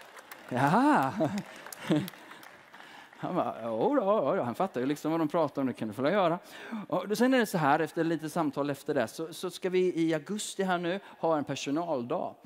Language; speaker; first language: Swedish; native; Swedish